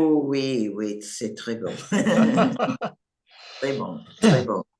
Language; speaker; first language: French; non-native, learner; English